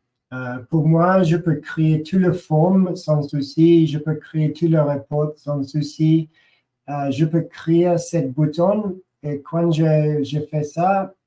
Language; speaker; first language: French; non-native, learner; English